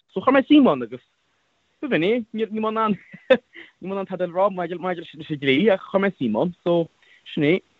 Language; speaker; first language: Irish; native; Irish